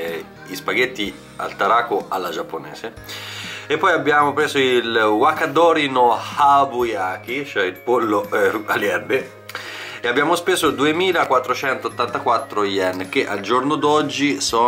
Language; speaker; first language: Italian; native; Italian